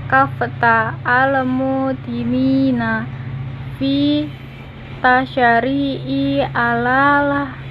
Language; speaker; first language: Arabic; non-native, learner; Indonesian